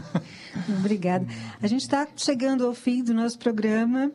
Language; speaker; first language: Portuguese; native; Portuguese